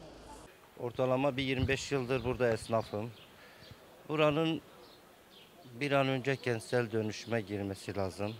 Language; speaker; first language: Turkish; native; Turkish